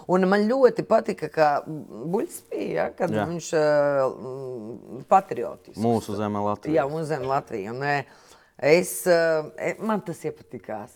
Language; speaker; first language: Latvian; non-native, local second language; Russian